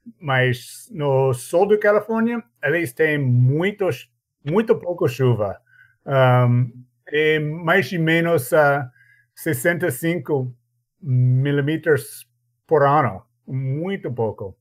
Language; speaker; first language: Portuguese; non-native, learner; English